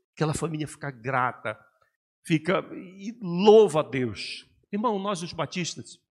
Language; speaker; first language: Portuguese; native; Portuguese